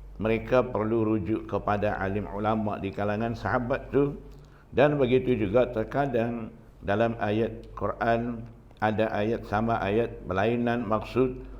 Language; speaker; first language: Malay; non-native, fluent; Burmese